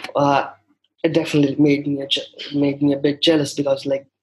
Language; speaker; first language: English; non-native, local second language; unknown